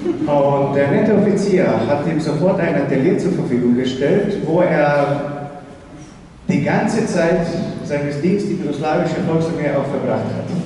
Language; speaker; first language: German; non-native, fluent; Slovenian